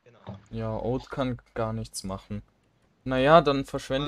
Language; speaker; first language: German; native; German